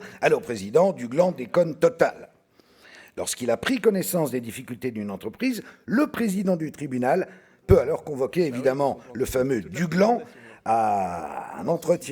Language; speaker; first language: French; native; French